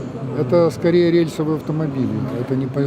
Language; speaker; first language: Russian; native; Russian